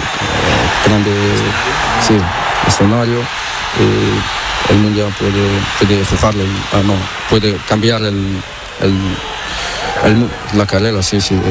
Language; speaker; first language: Spanish; non-native, learner; Portuguese